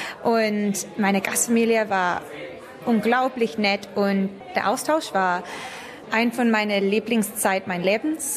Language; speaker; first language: German; non-native, learner; English